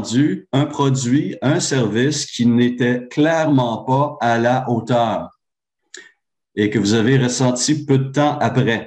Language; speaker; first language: French; native; French